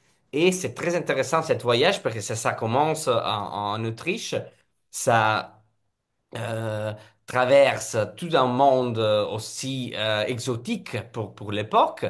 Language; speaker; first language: French; non-native, fluent; Italian